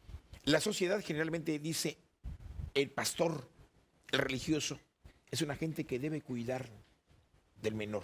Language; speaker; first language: Spanish; native; Spanish